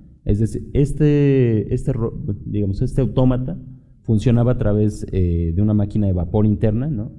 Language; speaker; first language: Spanish; native; Spanish